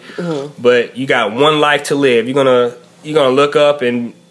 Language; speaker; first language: English; native; English